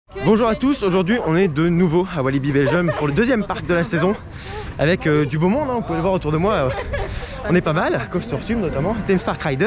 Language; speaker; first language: French; native; French